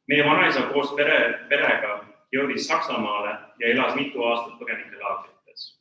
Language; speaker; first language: Estonian; native; Estonian